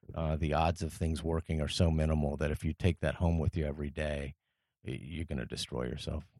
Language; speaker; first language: English; early bilingual, other home language; French